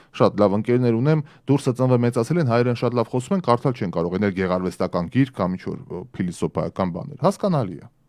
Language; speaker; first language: Armenian; native; Armenian